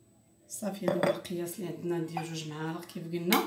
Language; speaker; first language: Arabic; native; Arabic